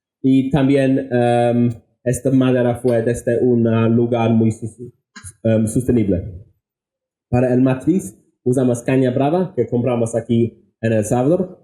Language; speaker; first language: Spanish; non-native, fluent; English